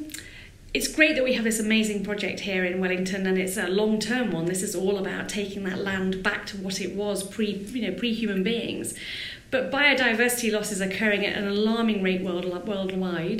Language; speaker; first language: English; native; English